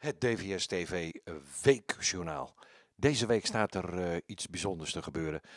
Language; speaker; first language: Dutch; native; Dutch